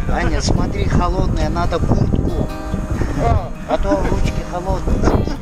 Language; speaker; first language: Russian; non-native, local second language; Kyrgyz